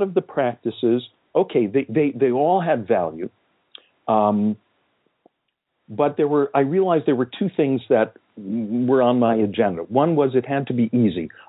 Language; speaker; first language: English; native; English